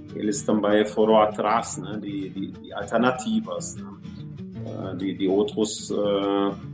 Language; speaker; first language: Portuguese; non-native, fluent; German